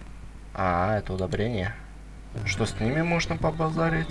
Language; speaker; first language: Russian; native; Russian